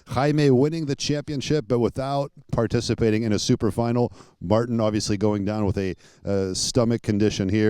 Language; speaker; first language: English; non-native, fluent; French